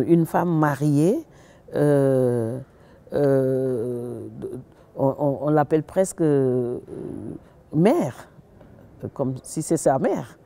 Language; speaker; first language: French; non-native, local second language; Wolof